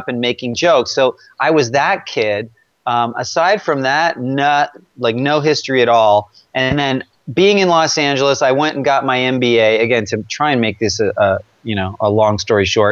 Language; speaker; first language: English; native; English